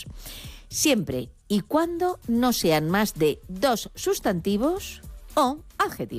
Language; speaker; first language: Spanish; native; Spanish